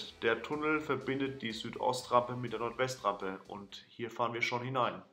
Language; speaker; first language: German; native; German